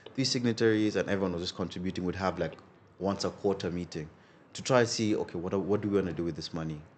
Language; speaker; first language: English; non-native, local second language; Luo (Kenya and Tanzania)